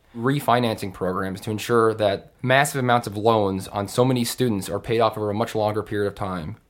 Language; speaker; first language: English; native; English